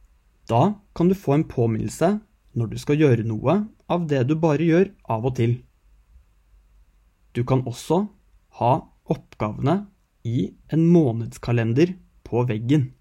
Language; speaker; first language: Norwegian; native; Norwegian